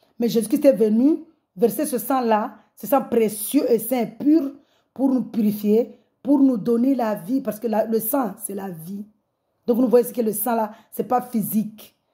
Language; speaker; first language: French; non-native, local second language; Comorian